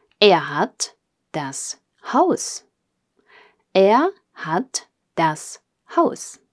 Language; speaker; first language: German; non-native, fluent; Russian